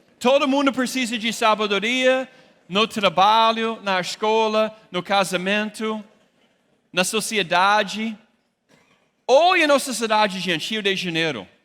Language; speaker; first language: Portuguese; non-native, fluent; English